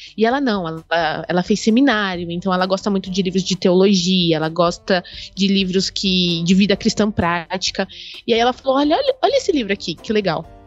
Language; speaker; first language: Portuguese; native; Portuguese